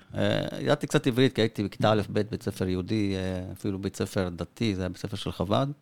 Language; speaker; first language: Hebrew; early bilingual, other home language; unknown